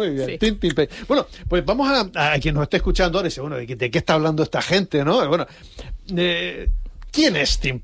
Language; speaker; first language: Spanish; native; Spanish